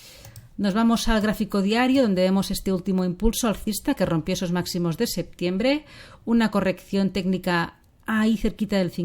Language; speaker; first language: Spanish; native; Spanish